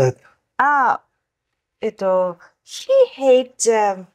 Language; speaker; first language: English; non-native, learner; Japanese